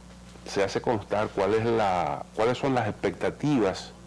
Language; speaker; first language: Spanish; native; Spanish